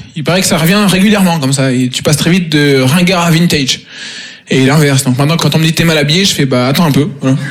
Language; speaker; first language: French; native; French